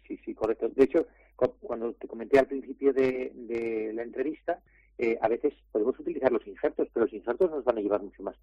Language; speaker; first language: Spanish; native; Spanish